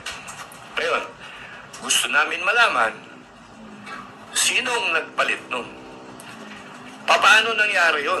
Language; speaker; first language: Filipino; native; Filipino